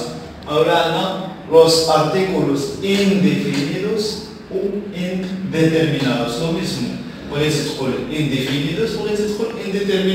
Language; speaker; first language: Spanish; non-native, fluent; Arabic